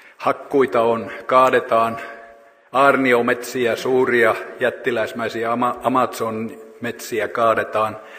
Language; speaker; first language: Finnish; native; Finnish